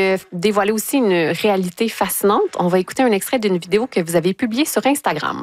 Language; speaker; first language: French; native; French